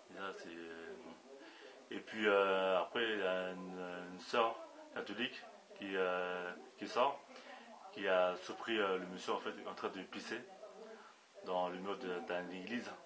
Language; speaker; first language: French; native; French